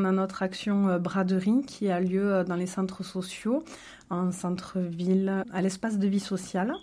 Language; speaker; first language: French; native; French